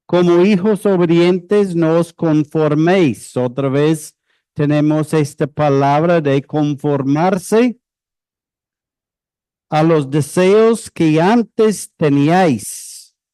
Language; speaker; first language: Spanish; non-native, fluent; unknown